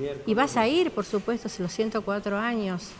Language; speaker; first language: Spanish; native; Spanish